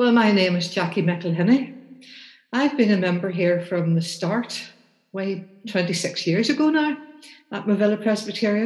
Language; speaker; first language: English; native; English